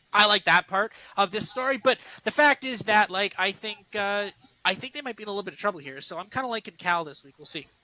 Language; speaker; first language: English; native; English